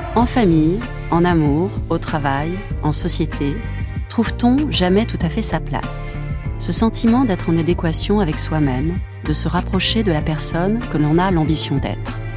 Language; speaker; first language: French; native; French